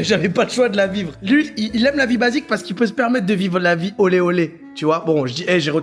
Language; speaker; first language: French; native; French